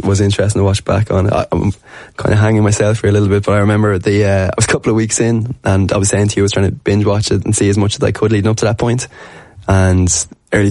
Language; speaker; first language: English; native; English